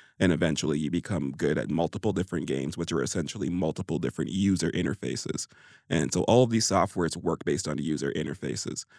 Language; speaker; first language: English; native; English